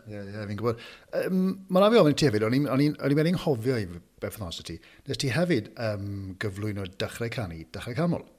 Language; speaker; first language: Welsh; native; Welsh